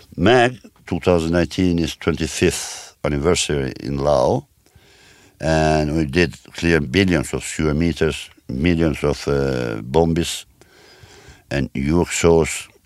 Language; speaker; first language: English; non-native, learner; Albanian